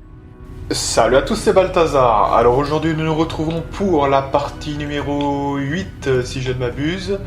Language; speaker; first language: French; native; French